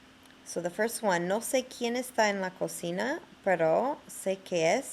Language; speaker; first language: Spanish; non-native, fluent; English